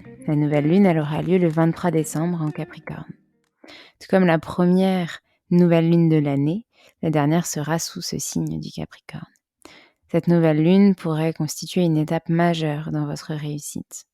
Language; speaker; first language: French; native; French